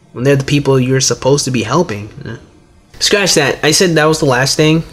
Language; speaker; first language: English; native; English